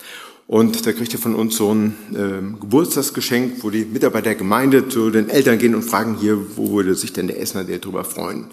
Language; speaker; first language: German; native; German